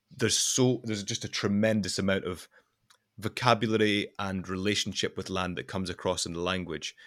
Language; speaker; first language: English; non-native, local second language; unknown